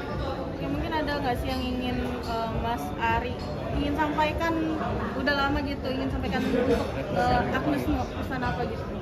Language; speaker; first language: Indonesian; native; Indonesian